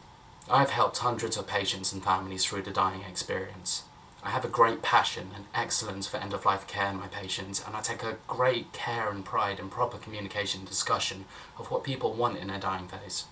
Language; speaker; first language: English; native; English